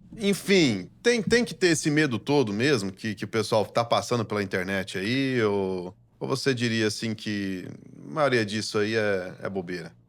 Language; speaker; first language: Portuguese; native; Portuguese